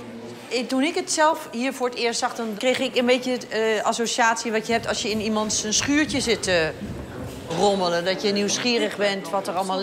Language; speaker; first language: Dutch; native; Dutch